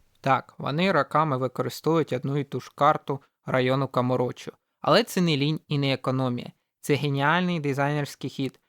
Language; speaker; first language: Ukrainian; native; Ukrainian